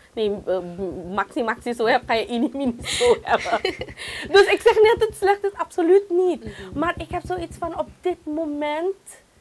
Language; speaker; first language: Dutch; non-native, local second language; Caribbean Hindustani